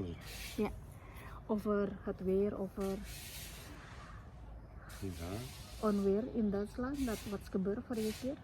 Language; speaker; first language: Dutch; non-native, learner; Indonesian